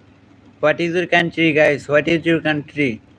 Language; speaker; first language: English; non-native, learner; Bangla